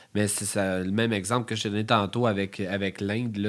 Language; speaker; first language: French; native; French